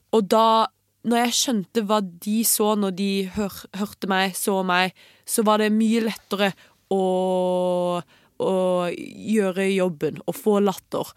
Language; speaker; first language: Norwegian; early bilingual, heritage; Norwegian